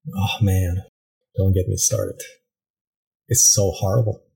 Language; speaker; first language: English; non-native, fluent; Persian